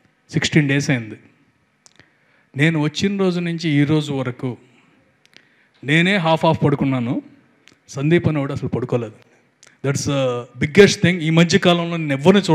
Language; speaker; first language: Telugu; native; Telugu